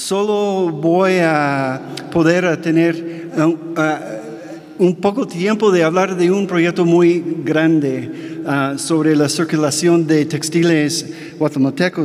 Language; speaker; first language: Spanish; non-native, fluent; English